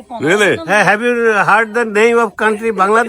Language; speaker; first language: English; non-native, learner; Bangla